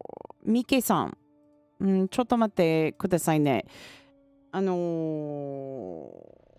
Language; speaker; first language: Japanese; non-native, learner; English